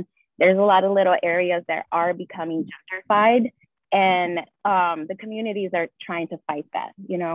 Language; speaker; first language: English; early bilingual, other home language; Spanish